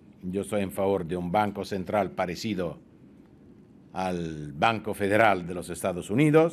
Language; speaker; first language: Spanish; non-native, fluent; Italian